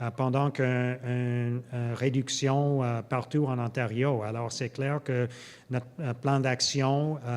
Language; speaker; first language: French; non-native, local second language; English